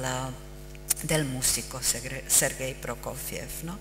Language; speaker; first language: Spanish; non-native, fluent; Czech